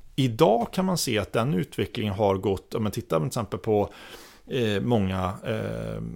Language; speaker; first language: Swedish; native; Swedish